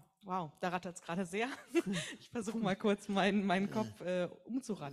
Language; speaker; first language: German; native; German